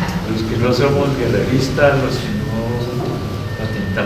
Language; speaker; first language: Spanish; native; Spanish